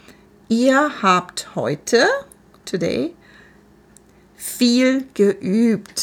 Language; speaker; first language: German; non-native, fluent; English